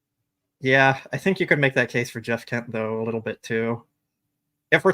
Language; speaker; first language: English; native; English